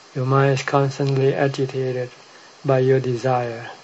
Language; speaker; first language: English; non-native, fluent; Thai